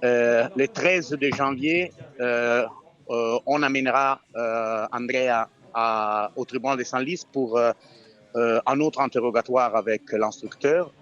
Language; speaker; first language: French; non-native, fluent; Italian